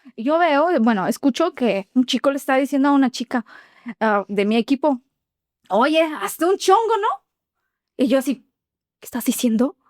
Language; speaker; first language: Spanish; non-native, fluent; Ukrainian